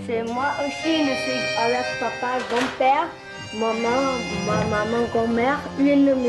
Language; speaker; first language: French; non-native, learner; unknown